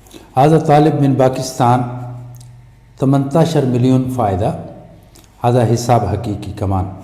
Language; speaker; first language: Arabic; non-native, learner; Urdu